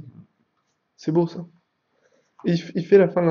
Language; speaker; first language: French; native; French